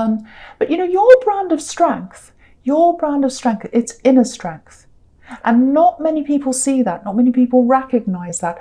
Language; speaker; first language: English; native; English